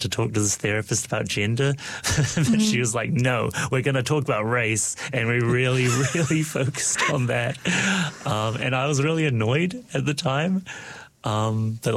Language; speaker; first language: English; non-native, local second language; Cantonese